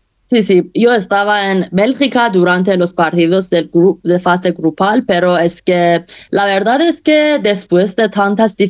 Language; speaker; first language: Spanish; non-native, fluent; Persian